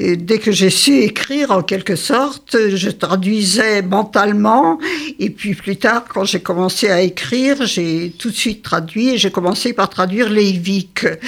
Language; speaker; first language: French; early bilingual, other home language; Yiddish